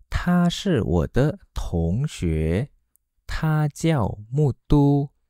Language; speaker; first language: Chinese; non-native, fluent; Malay